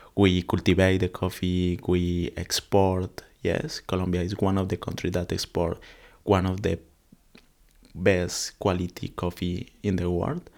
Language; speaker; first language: English; non-native, learner; Spanish